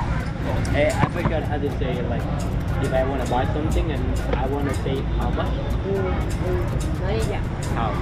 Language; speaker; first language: English; non-native, learner; Thai